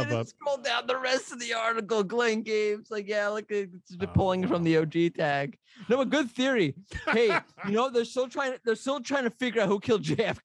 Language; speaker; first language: English; native; English